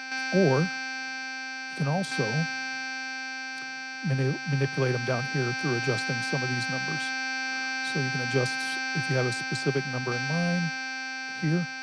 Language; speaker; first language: English; native; English